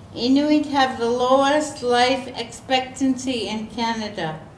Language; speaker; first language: English; native; English